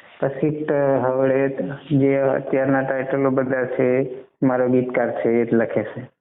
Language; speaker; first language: Gujarati; non-native, local second language; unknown